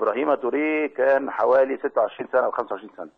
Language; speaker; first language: Arabic; native; Arabic